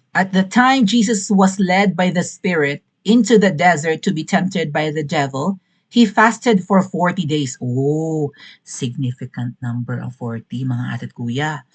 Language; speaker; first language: English; non-native, local second language; Filipino